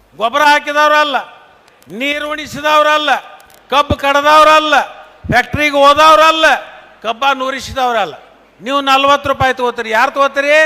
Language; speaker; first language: Kannada; native; Kannada